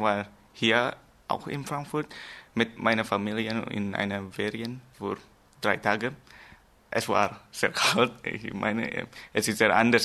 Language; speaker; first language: German; non-native, learner; Indonesian